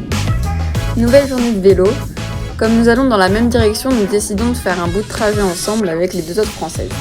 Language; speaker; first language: French; native; French